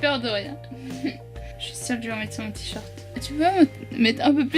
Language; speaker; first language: French; native; French